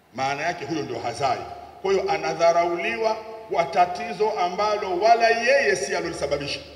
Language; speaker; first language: Swahili; native; Swahili